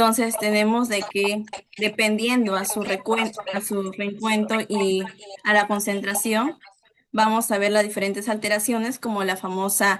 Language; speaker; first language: Spanish; native; Spanish